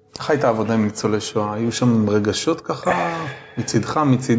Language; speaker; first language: Hebrew; native; Hebrew